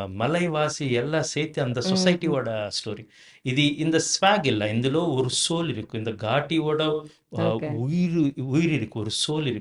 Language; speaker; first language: Tamil; non-native, learner; Telugu